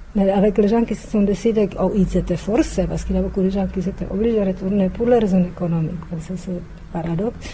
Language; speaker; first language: French; non-native, fluent; Czech